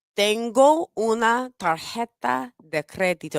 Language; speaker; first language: Spanish; non-native, learner; English